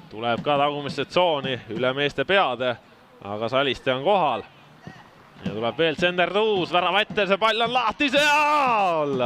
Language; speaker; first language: Estonian; native; Estonian